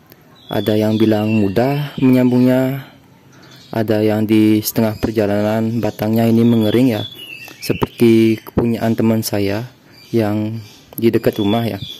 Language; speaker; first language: Indonesian; native; Indonesian